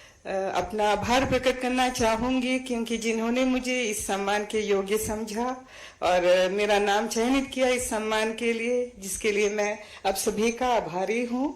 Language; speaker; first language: Hindi; non-native, fluent; Sinhala